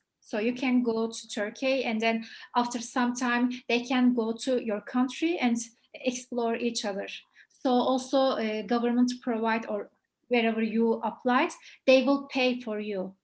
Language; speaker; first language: English; non-native, learner; Turkish